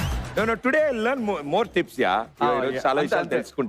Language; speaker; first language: Telugu; native; Telugu